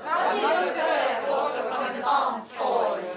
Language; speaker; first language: French; non-native, learner; Russian